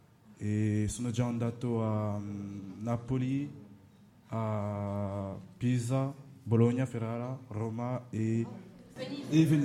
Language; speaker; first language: Italian; non-native, learner; French